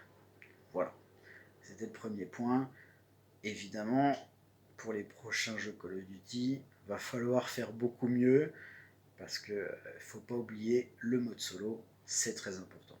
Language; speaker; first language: French; native; French